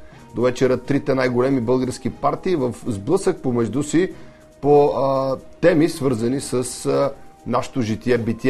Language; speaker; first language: Bulgarian; native; Bulgarian